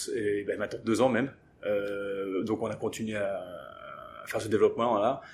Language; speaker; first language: French; early bilingual, other home language; English